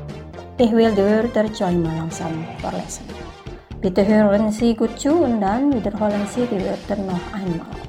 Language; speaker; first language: German; non-native, fluent; Indonesian